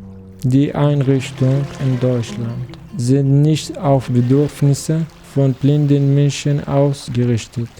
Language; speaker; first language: German; non-native, learner; Arabic